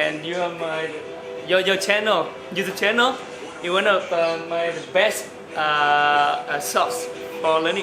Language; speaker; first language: English; non-native, learner; Vietnamese